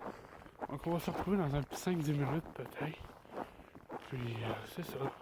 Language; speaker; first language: French; native; French